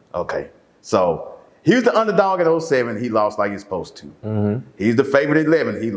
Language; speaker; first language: English; native; English